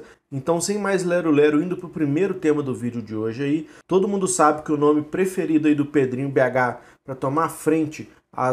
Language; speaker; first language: Portuguese; native; Portuguese